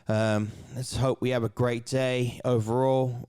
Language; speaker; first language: English; native; English